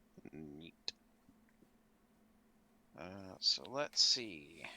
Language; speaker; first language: English; native; English